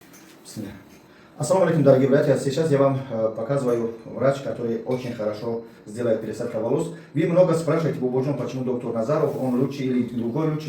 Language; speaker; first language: Russian; non-native, learner; Tajik